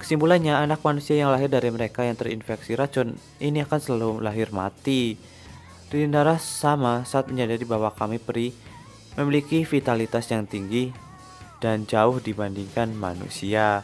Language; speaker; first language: Indonesian; native; Indonesian